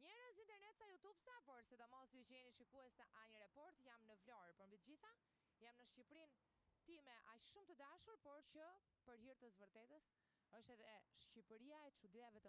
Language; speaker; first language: Albanian; native; Albanian